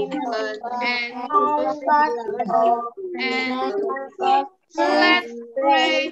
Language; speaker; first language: English; non-native, local second language; Indonesian